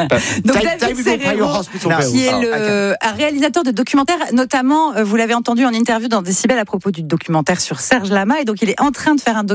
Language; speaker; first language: French; native; French